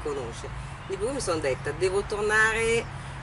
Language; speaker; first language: Italian; native; Italian